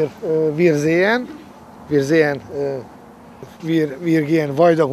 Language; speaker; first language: German; non-native, learner; Hungarian